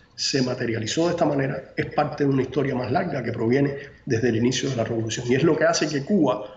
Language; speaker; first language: Spanish; native; Spanish